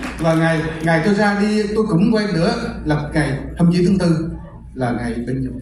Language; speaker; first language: Vietnamese; native; Vietnamese